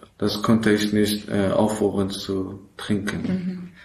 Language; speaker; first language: German; non-native, learner; Persian